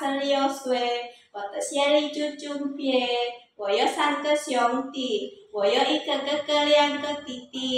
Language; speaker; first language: Chinese; non-native, learner; Indonesian